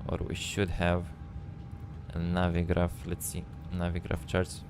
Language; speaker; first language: English; non-native, fluent; Romanian